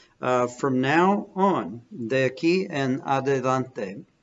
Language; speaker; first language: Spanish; non-native, fluent; English